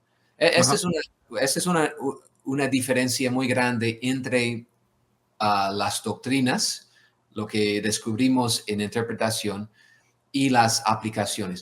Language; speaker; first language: Spanish; non-native, fluent; English